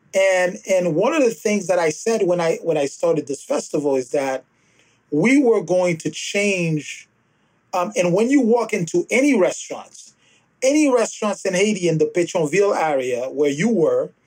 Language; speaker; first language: English; early bilingual, other home language; Haitian Creole